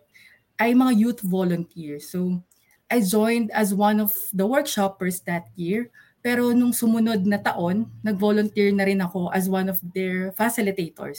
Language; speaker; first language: English; non-native, local second language; Pampanga